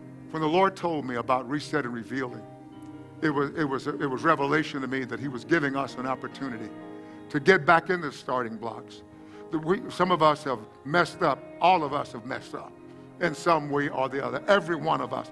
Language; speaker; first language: English; native; English